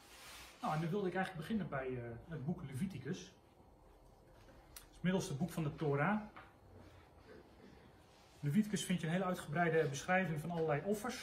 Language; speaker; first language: Dutch; native; Dutch